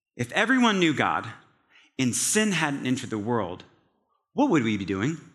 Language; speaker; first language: English; native; English